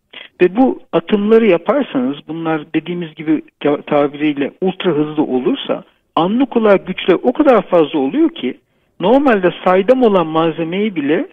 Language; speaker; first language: Turkish; native; Turkish